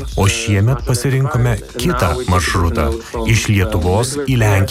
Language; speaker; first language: Lithuanian; non-native, fluent; German